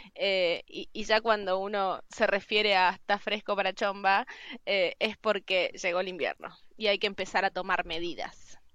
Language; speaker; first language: Spanish; native; Spanish